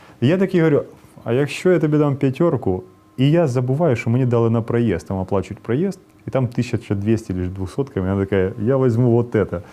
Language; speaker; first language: Ukrainian; non-native, local second language; Russian